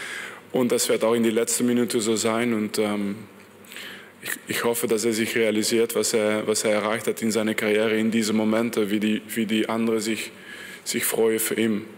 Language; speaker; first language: German; non-native, fluent; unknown